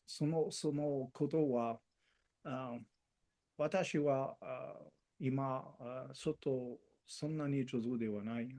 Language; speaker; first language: Japanese; non-native, learner; Spanish